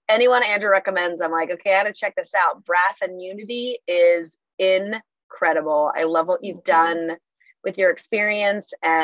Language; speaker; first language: English; native; English